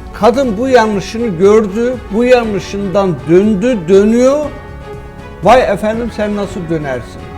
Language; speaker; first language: Turkish; native; Turkish